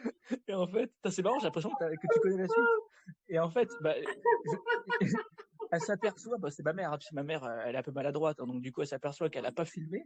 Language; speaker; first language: French; native; French